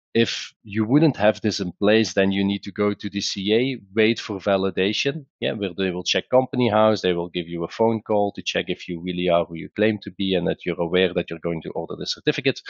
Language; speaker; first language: English; non-native, fluent; Dutch